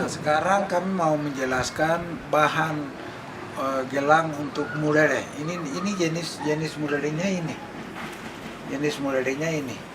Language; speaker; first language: Indonesian; non-native, local second language; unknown